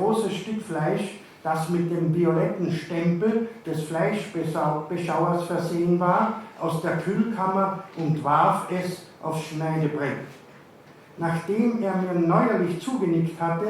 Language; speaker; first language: German; native; German